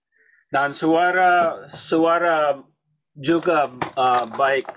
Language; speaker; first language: Indonesian; non-native, learner; English